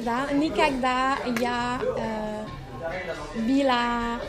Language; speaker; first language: Russian; non-native, learner; French